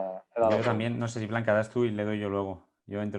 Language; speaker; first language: Spanish; native; Spanish